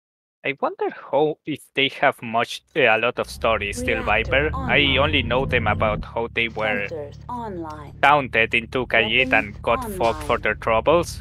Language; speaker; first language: English; native; English